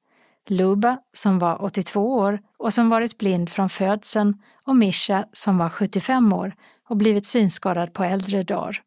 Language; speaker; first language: Swedish; native; Swedish